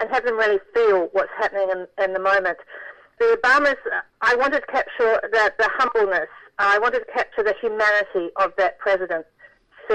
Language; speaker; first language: English; native; English